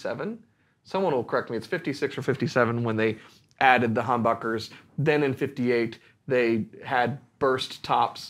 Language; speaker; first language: English; native; English